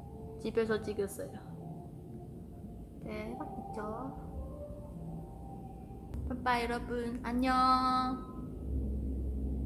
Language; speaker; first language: Korean; non-native, learner; Chinese